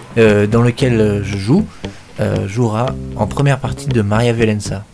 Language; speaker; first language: French; native; French